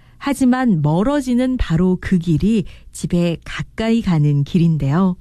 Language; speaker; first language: Korean; native; Korean